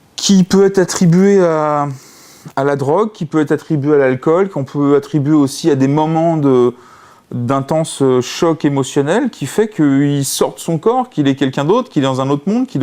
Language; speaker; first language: French; native; French